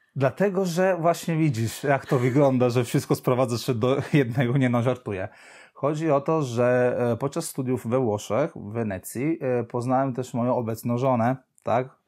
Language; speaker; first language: Polish; non-native, fluent; Italian